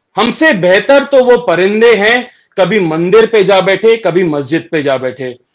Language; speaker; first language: Hindi; native; Hindi